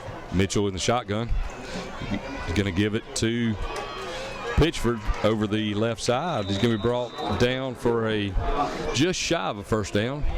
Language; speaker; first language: English; native; English